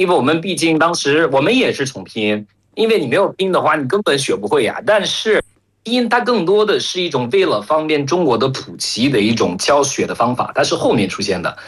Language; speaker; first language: Chinese; non-native, fluent; French